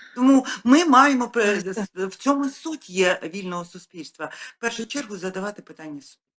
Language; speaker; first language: Ukrainian; native; Ukrainian